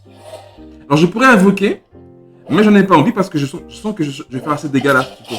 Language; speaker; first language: French; native; French